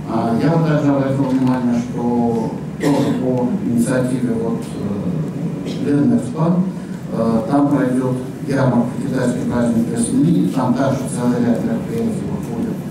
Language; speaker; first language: Russian; native; Russian